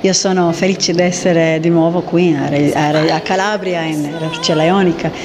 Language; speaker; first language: Italian; non-native, learner; English